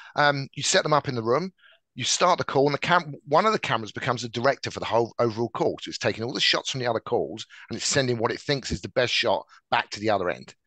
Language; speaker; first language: English; native; English